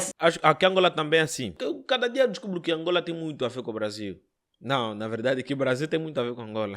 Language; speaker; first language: Portuguese; native; Portuguese